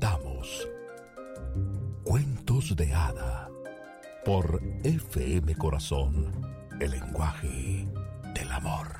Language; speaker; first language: Spanish; native; Spanish